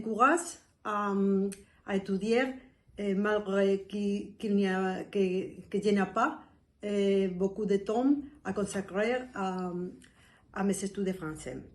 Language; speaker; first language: French; non-native, fluent; Spanish